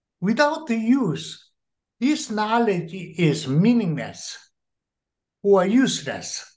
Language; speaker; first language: English; non-native, learner; Korean